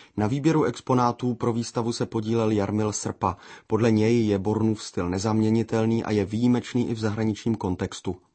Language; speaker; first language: Czech; native; Czech